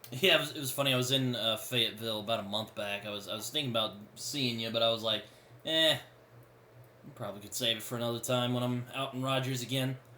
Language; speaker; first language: English; native; English